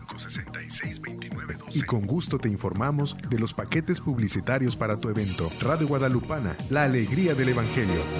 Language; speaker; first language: Spanish; native; Spanish